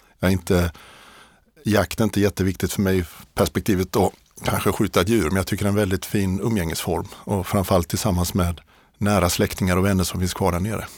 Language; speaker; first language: Swedish; native; Swedish